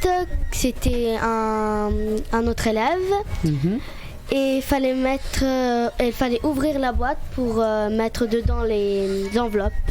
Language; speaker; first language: French; native; French